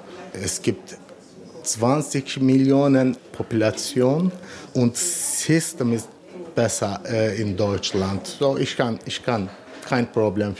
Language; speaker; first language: German; non-native, learner; Turkish